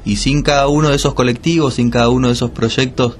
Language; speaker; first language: Spanish; native; Spanish